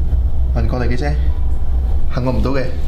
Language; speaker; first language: Chinese; native; Chinese